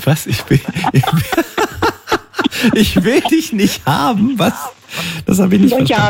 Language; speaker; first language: German; native; German